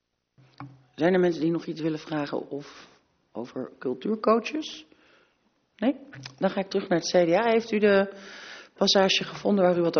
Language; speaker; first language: Dutch; native; Dutch